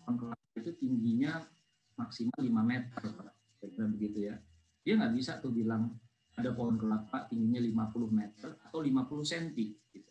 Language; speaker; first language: Indonesian; native; Indonesian